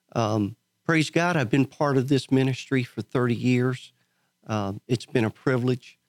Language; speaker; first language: English; native; English